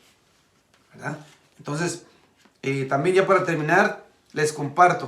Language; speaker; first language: Spanish; native; Spanish